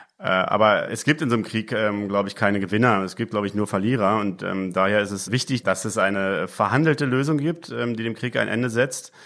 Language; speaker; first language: German; native; German